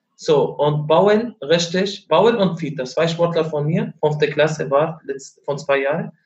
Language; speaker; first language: German; non-native, fluent; Arabic